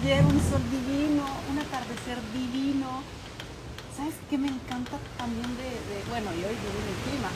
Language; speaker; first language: Spanish; early bilingual, other home language; Polish